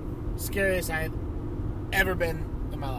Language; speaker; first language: English; native; English